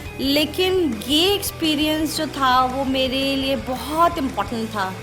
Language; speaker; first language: Urdu; native; Urdu